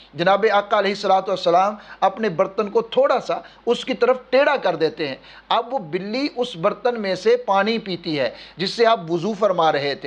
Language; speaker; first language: Urdu; native; Urdu